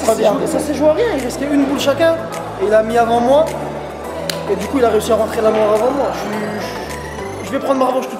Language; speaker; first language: French; native; French